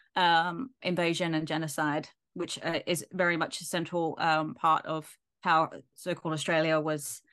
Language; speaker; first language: English; native; English